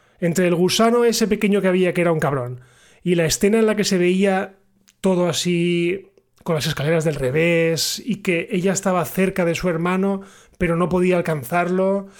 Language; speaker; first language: Spanish; native; Spanish